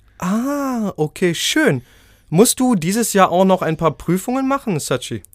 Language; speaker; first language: German; native; German